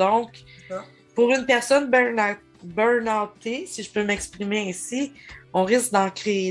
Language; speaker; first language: French; native; French